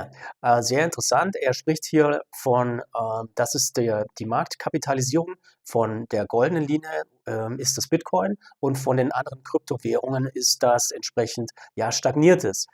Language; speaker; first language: German; native; German